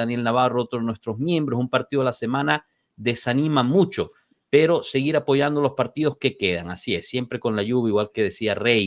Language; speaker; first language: Spanish; native; Spanish